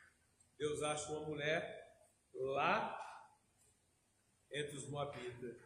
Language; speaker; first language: Portuguese; native; Portuguese